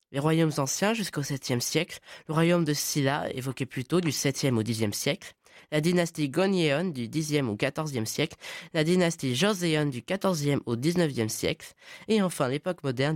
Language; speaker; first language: French; native; French